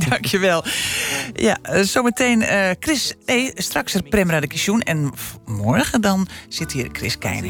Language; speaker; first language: Dutch; native; Dutch